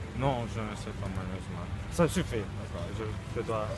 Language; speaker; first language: French; non-native, learner; Turkish